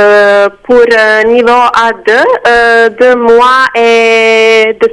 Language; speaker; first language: French; non-native, learner; Serbian